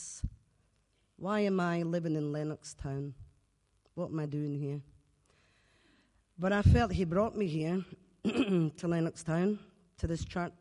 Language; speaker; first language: English; native; English